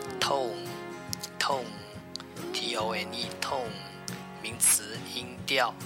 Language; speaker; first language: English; non-native, fluent; Chinese